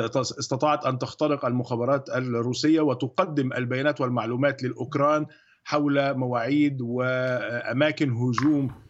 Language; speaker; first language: Arabic; non-native, fluent; Russian